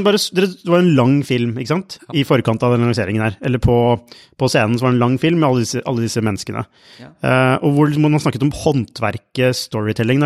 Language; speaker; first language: Norwegian; native; Norwegian